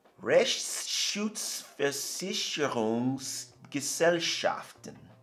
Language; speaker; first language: German; non-native, learner; English